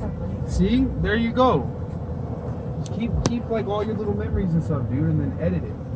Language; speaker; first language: English; native; English